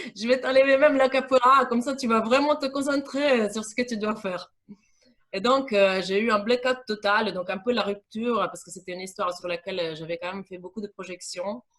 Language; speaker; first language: French; non-native, fluent; Italian